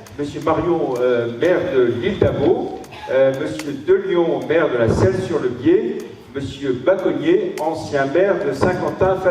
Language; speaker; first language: French; native; French